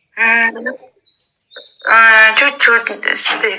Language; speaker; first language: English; non-native, learner; Uzbek